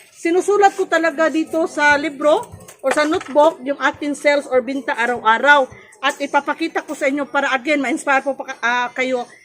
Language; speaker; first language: Filipino; non-native, local second language; Cebuano